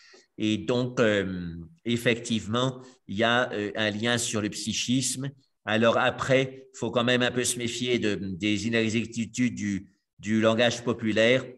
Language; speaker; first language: French; native; French